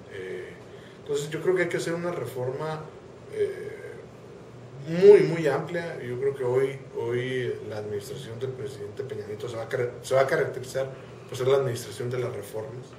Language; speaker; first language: Spanish; native; Spanish